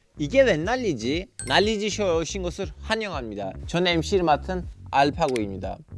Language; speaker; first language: Korean; non-native, fluent; Turkish